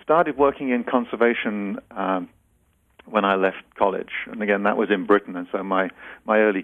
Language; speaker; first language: English; native; English